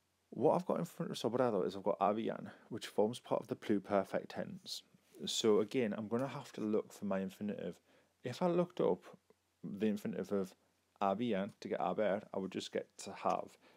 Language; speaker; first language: English; native; English